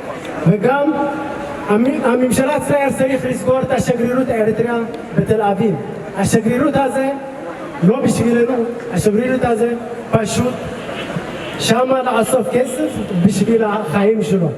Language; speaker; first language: Hebrew; non-native, fluent; Tigrinya